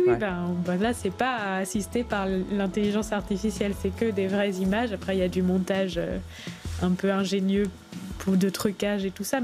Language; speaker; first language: French; native; French